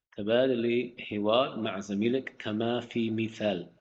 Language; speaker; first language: Arabic; non-native, learner; English